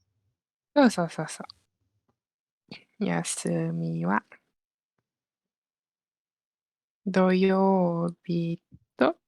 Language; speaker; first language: Japanese; non-native, learner; Malay